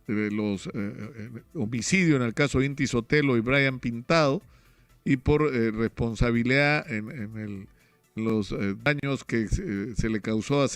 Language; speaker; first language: Spanish; native; Spanish